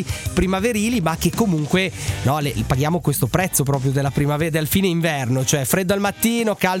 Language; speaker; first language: Italian; native; Italian